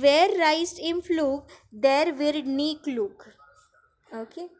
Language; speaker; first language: German; non-native, learner; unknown